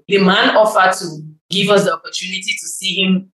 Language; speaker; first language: English; non-native, local second language; Igbo